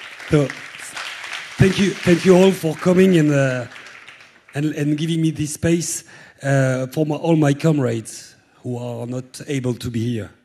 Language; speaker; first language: English; non-native, fluent; French